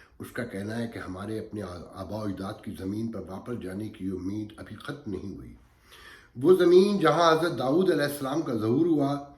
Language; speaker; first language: Urdu; native; Urdu